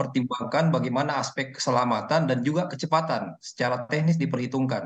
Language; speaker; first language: Indonesian; native; Indonesian